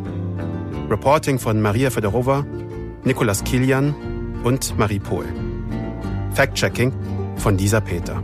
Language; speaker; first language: German; native; German